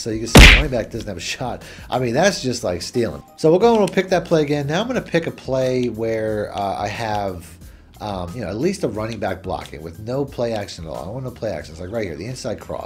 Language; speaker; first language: English; native; English